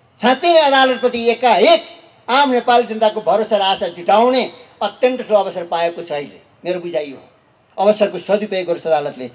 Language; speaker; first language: Nepali; native; Nepali